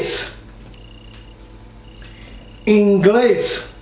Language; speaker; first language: Spanish; non-native, learner; English